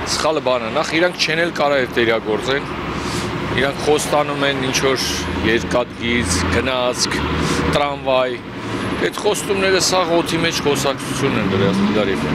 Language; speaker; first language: Armenian; native; Armenian